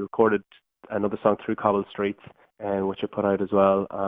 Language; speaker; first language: English; native; English